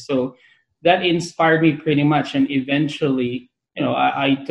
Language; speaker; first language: English; non-native, local second language; Pangasinan